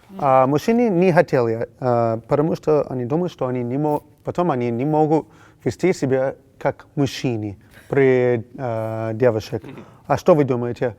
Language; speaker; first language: Russian; non-native, fluent; English